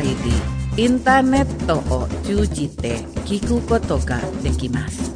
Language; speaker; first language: Japanese; non-native, fluent; Indonesian